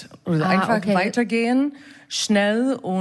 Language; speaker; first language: German; non-native, fluent; English